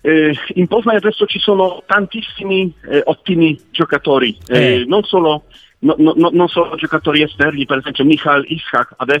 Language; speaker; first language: Italian; non-native, learner; Polish